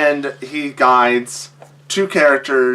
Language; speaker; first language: English; native; English